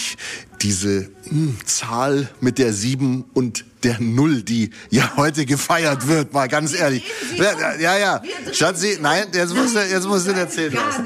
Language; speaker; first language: German; native; German